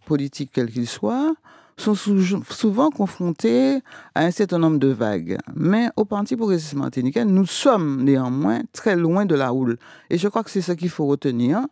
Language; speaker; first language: French; native; French